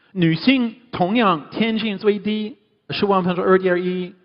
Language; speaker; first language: Chinese; non-native, fluent; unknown